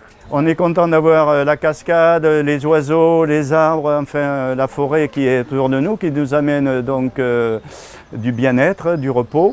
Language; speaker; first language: French; native; French